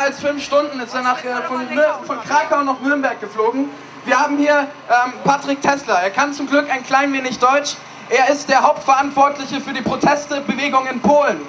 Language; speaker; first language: German; native; German